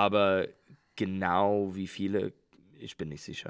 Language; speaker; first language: German; non-native, learner; English